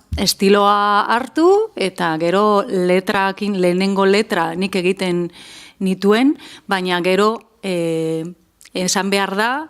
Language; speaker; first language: Basque; non-native, local second language; Spanish